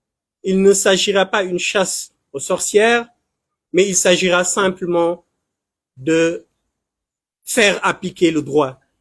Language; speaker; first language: French; non-native, local second language; Wolof